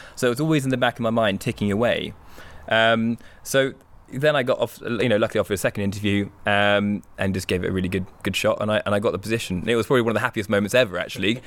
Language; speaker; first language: English; native; English